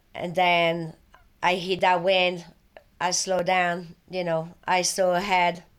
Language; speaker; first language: English; non-native, fluent; French